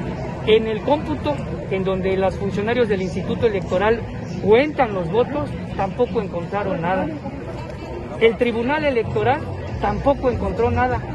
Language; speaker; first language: Spanish; native; Spanish